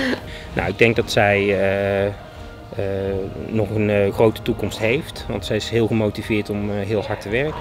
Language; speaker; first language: Dutch; native; Dutch